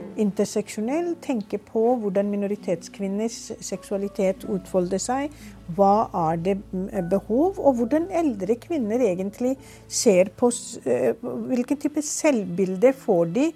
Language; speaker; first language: Norwegian; non-native, fluent; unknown